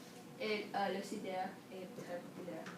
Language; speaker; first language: French; non-native, learner; English